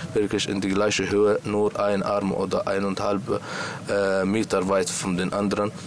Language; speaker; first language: German; non-native, learner; Arabic